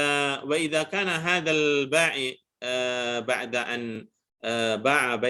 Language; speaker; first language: Arabic; non-native, fluent; Indonesian